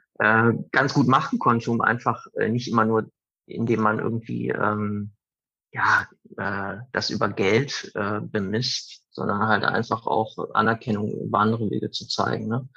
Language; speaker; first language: German; early bilingual, other home language; Italian